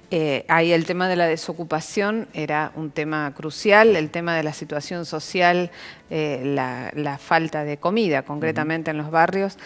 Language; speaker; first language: Spanish; native; Spanish